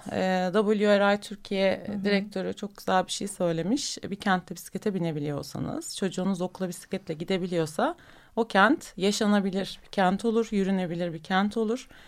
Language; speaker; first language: Turkish; native; Turkish